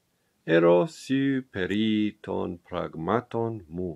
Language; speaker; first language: Greek; non-native, learner; English